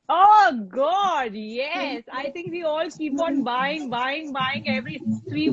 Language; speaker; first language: English; non-native, local second language; Hindi